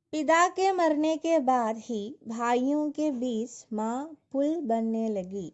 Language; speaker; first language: Hindi; non-native, local second language; Malayalam